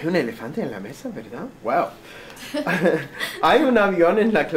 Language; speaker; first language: Spanish; non-native, fluent; English